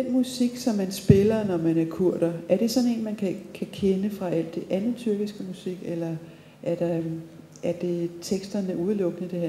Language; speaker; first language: Danish; native; Danish